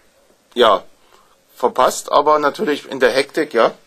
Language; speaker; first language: German; native; German